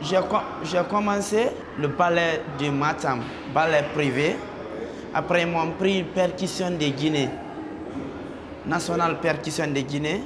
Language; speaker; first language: French; non-native, local second language; Mandingo